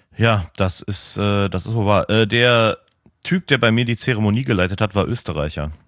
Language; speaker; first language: German; native; German